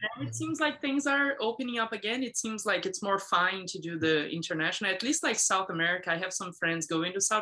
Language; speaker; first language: English; non-native, fluent; Portuguese